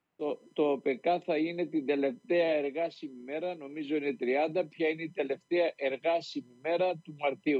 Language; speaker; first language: Greek; native; Greek